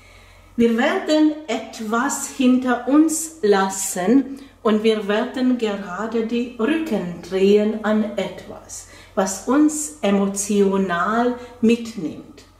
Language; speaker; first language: German; non-native, fluent; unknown